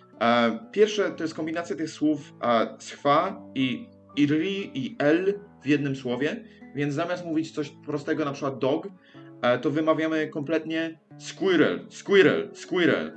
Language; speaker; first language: Polish; early bilingual, heritage; English